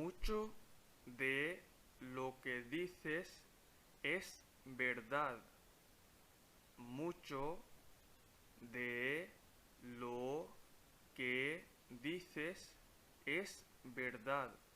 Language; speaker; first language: Spanish; non-native, fluent; Punjabi